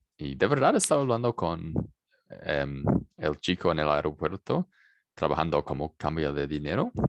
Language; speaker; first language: Spanish; non-native, fluent; English